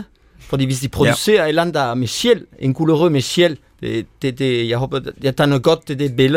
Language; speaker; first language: Danish; non-native, fluent; French